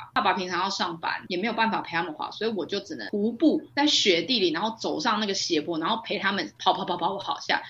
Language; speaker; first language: Chinese; native; Chinese